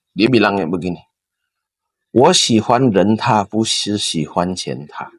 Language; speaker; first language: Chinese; non-native, fluent; Indonesian